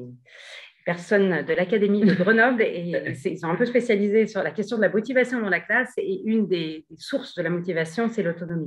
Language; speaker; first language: French; native; French